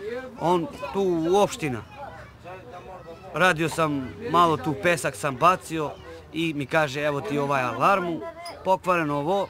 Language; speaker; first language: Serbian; non-native, local second language; Romany